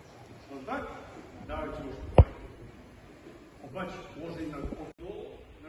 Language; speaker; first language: Bulgarian; non-native, learner; Russian